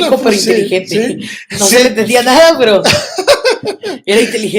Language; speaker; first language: Spanish; native; Spanish